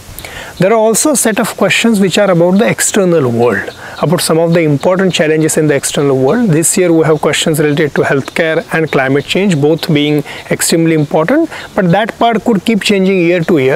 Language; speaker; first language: English; non-native, local second language; Marathi